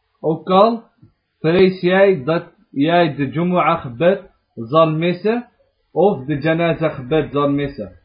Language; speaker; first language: Dutch; early bilingual, other home language; Arabic